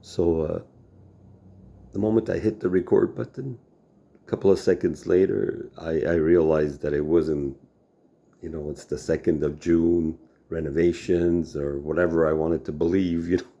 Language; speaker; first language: English; non-native, local second language; French